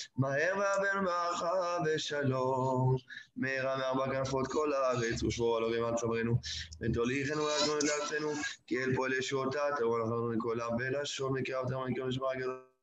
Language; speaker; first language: Hebrew; non-native, fluent; Spanish